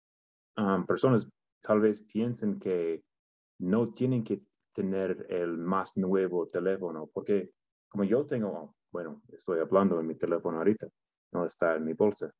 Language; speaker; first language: Spanish; non-native, learner; English